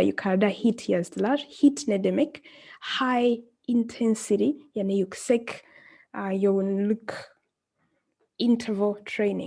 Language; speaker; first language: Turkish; non-native, fluent; English